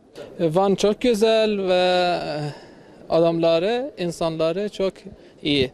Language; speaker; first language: Turkish; non-native, learner; Azerbaijani